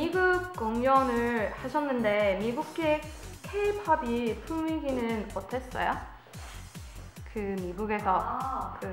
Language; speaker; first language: Korean; non-native, learner; English